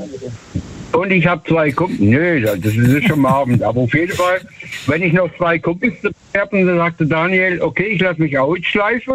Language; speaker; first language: German; native; German